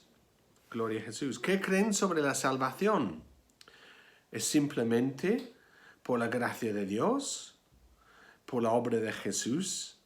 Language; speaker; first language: Spanish; non-native, fluent; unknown